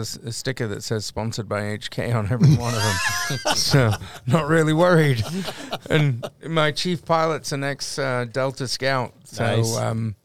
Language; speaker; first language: English; native; English